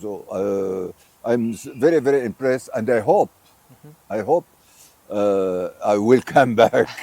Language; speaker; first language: English; non-native, fluent; Arabic